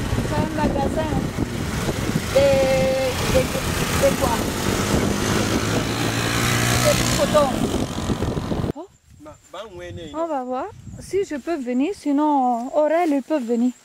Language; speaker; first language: French; non-native, learner; Italian